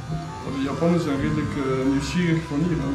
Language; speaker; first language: Dutch; non-native, fluent; French